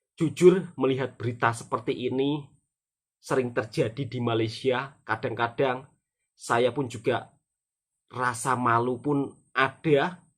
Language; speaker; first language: Indonesian; native; Indonesian